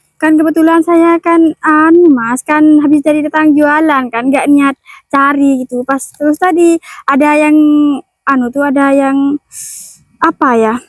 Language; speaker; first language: Indonesian; non-native, local second language; Madurese